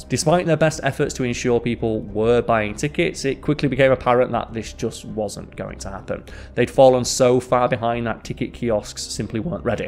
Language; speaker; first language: English; native; English